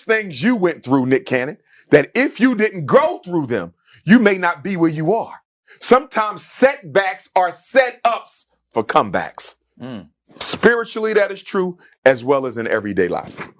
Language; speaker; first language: English; native; English